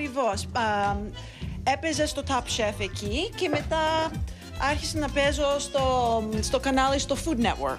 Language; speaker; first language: Greek; early bilingual, heritage; Greek